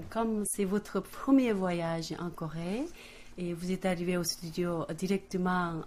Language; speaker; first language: French; non-native, fluent; Korean